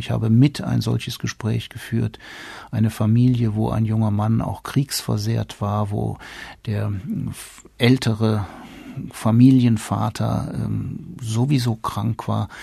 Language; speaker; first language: German; native; German